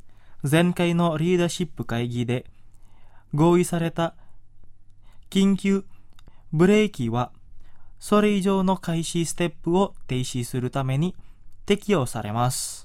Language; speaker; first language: Japanese; non-native, fluent; Indonesian